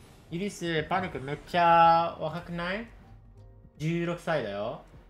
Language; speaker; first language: Japanese; non-native, fluent; English